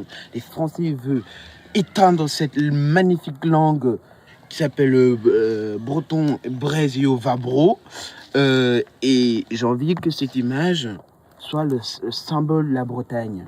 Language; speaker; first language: French; early bilingual, other home language; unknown